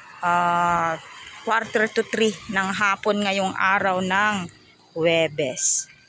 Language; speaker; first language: Filipino; non-native, local second language; Iloko